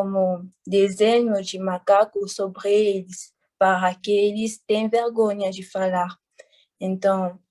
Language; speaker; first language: Portuguese; non-native, fluent; French